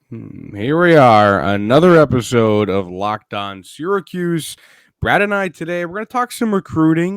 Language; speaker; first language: English; native; English